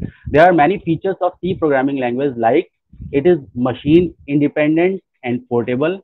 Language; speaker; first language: English; non-native, local second language; Hindi